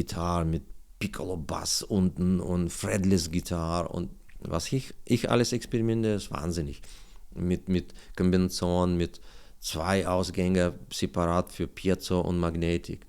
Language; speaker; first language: German; non-native, learner; Russian